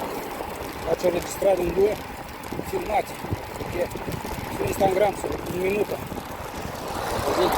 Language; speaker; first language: Italian; non-native, fluent; Romanian